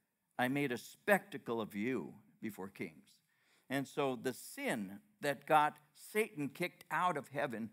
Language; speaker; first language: English; native; English